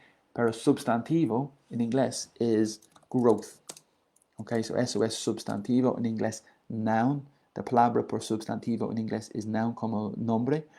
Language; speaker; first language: Spanish; non-native, learner; English